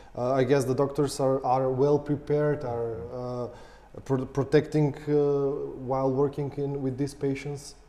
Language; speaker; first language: English; non-native, fluent; Macedonian